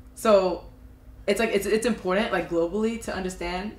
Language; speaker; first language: English; early bilingual, other home language; Japanese